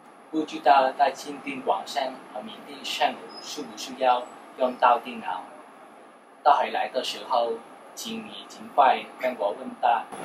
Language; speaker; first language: Chinese; non-native, learner; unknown